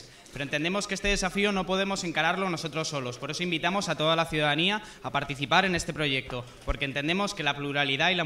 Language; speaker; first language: Spanish; native; Spanish